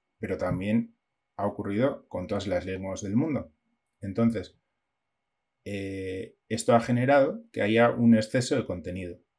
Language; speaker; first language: Spanish; native; Spanish